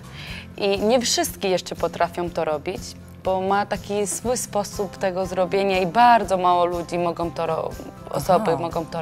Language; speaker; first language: Polish; non-native, learner; Georgian